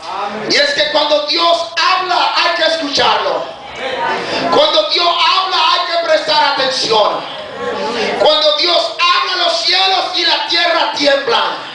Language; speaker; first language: Spanish; native; Spanish